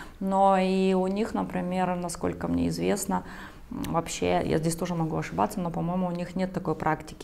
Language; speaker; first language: Russian; native; Russian